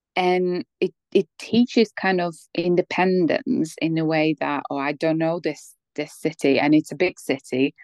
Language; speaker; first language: English; non-native, fluent; Polish